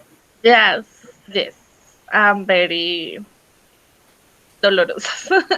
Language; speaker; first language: English; non-native, learner; Spanish